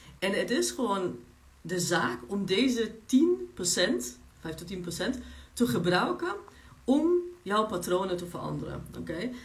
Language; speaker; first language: Dutch; non-native, fluent; Polish